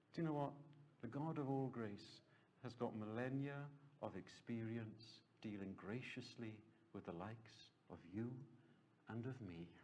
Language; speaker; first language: English; native; English